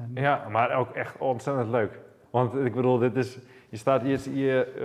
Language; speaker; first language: Dutch; native; Dutch